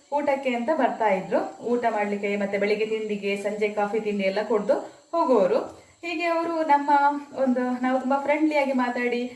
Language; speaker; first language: Kannada; non-native, local second language; Tulu